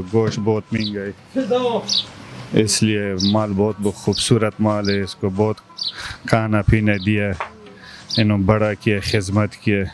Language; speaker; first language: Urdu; non-native, local second language; Pashto